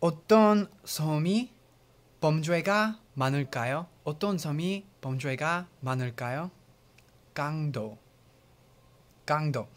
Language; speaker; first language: Korean; non-native, learner; English